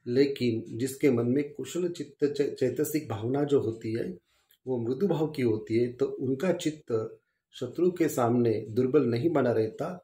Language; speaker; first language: Hindi; non-native, local second language; Marathi